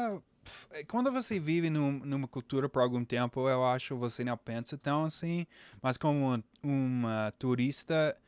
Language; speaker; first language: Portuguese; non-native, fluent; English